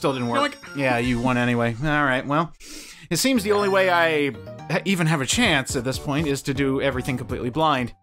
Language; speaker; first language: English; native; English